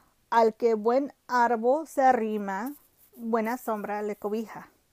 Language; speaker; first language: Spanish; early bilingual, heritage; Spanish